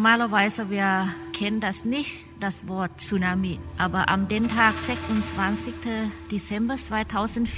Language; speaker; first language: German; non-native, learner; Thai